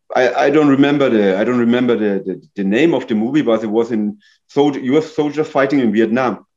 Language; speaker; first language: English; non-native, fluent; German